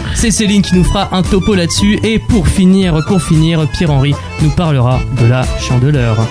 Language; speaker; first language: French; native; French